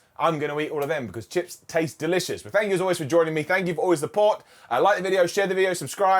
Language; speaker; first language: English; native; English